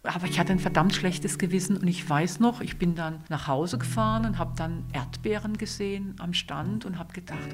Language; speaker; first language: German; non-native, local second language; Swiss German